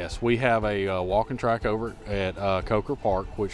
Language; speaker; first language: English; native; English